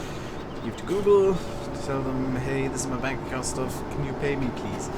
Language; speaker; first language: English; native; English